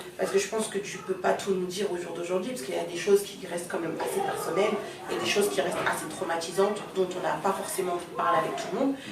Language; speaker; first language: French; native; French